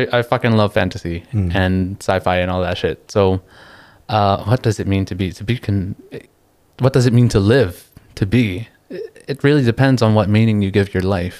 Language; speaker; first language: English; non-native, local second language; Filipino